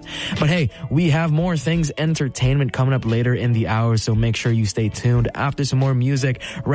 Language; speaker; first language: English; native; English